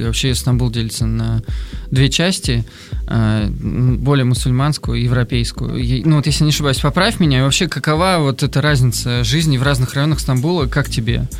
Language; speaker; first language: Russian; native; Russian